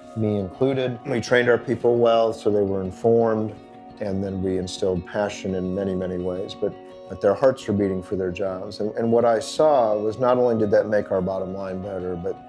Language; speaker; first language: English; native; English